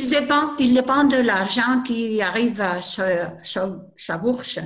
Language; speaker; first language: French; non-native, learner; Spanish